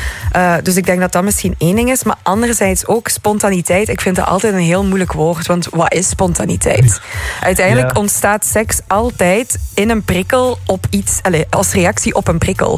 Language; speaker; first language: Dutch; native; Dutch